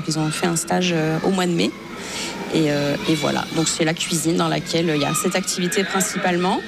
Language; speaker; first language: French; native; French